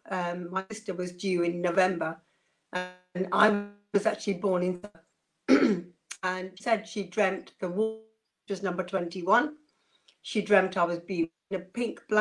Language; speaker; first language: English; non-native, local second language; Punjabi